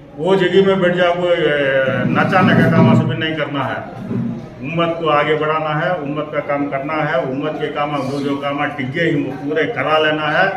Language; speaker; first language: Hindi; non-native, local second language; Urdu